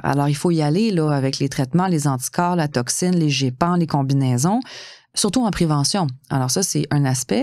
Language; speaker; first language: French; native; French